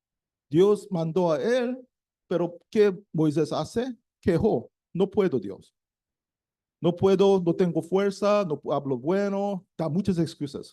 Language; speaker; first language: Spanish; non-native, learner; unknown